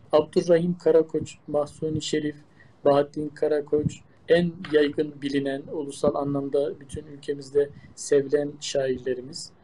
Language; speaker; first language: Turkish; native; Turkish